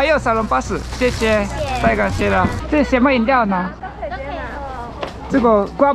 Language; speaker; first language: Chinese; non-native, fluent; Japanese